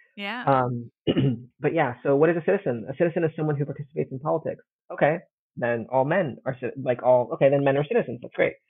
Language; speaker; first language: English; early bilingual, heritage; Italian